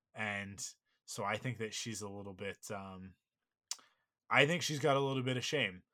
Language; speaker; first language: English; native; English